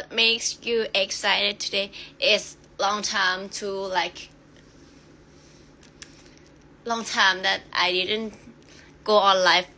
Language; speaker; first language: English; non-native, learner; Thai